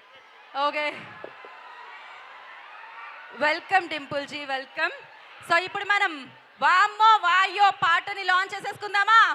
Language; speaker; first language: Telugu; native; Telugu